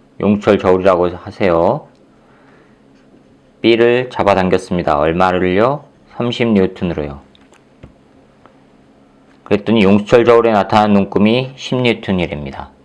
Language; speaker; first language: Korean; native; Korean